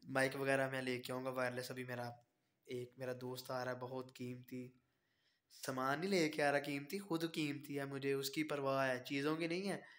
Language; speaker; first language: Urdu; native; Urdu